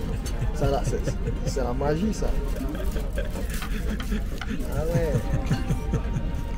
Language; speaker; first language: French; native; French